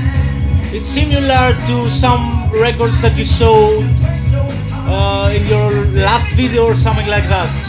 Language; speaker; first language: English; non-native, fluent; Greek